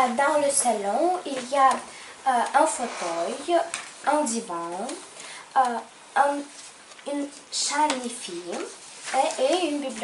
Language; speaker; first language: French; non-native, learner; Ukrainian